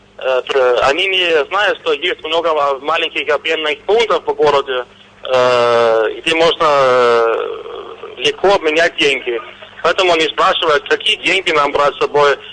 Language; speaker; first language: Russian; non-native, fluent; Danish